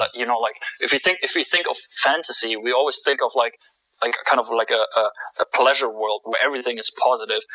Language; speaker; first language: English; non-native, fluent; German